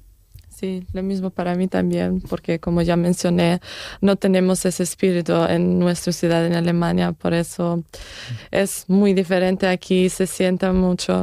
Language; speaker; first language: Spanish; non-native, fluent; German